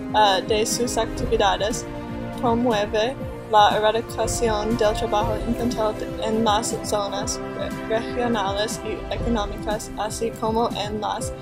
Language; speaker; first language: Spanish; non-native, learner; English